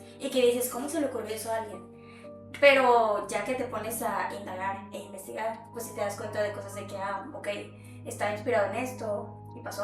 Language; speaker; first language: Spanish; native; Spanish